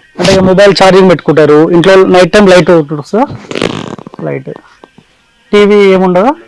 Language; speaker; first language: Telugu; native; Telugu